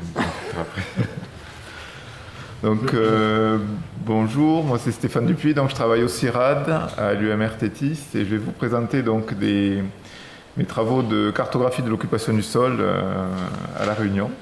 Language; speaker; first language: French; native; French